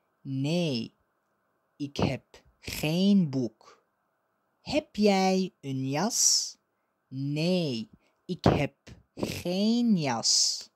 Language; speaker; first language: Dutch; non-native, fluent; Arabic